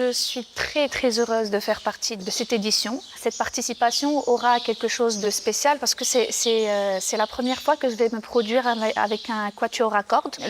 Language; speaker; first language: French; non-native, local second language; Arabic